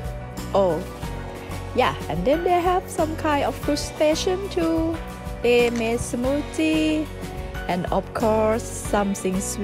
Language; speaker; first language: English; non-native, learner; Thai